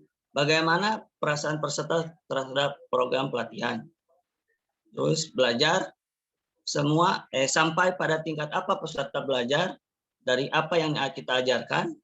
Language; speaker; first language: Indonesian; native; Indonesian